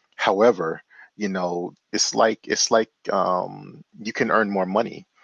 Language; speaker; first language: English; native; English